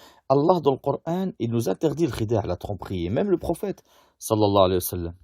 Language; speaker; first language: French; native; French